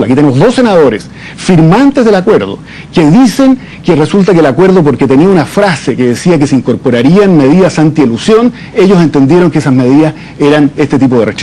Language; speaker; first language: Spanish; native; Spanish